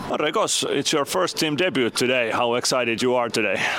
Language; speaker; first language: English; non-native, fluent; Finnish